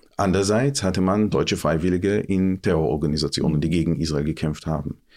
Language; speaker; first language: German; non-native, fluent; Hebrew